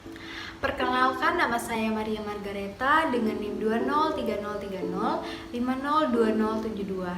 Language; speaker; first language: Indonesian; native; Indonesian